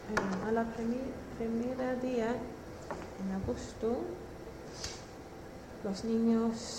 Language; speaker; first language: Spanish; non-native, learner; Swedish